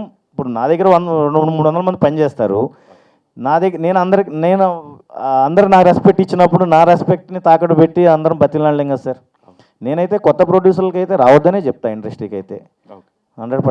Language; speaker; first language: Telugu; native; Telugu